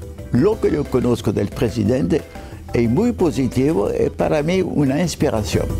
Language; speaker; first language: Spanish; non-native, fluent; French